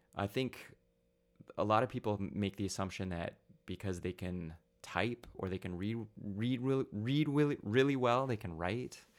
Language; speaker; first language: English; native; English